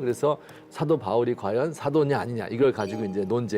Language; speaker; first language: Korean; native; Korean